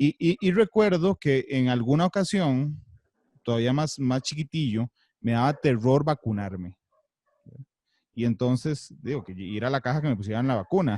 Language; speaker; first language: Spanish; native; Spanish